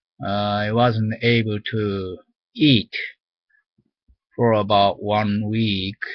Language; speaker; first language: English; non-native, learner; Japanese